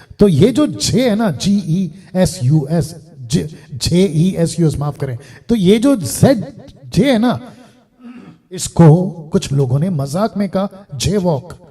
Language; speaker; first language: Hindi; non-native, local second language; Telugu